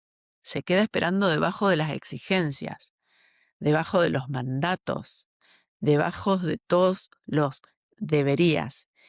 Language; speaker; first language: Spanish; native; Spanish